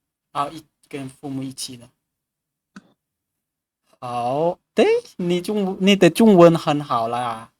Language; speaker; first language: Chinese; non-native, fluent; Lao